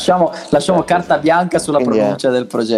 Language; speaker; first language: Italian; native; Italian